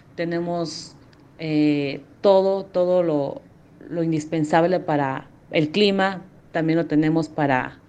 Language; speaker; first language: Spanish; native; Spanish